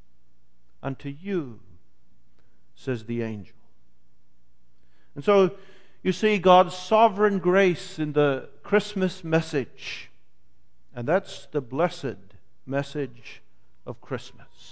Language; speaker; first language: English; native; English